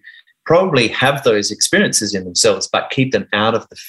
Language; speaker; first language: English; native; English